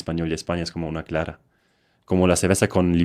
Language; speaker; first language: Spanish; non-native, fluent; German